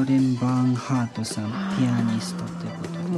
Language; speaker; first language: Japanese; native; Japanese